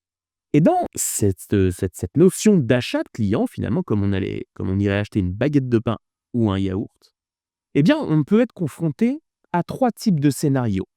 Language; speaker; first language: French; native; French